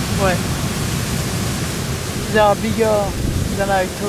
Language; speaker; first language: English; non-native, fluent; French